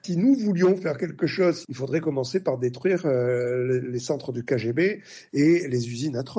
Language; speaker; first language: French; native; French